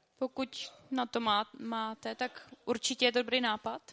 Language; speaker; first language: Czech; native; Czech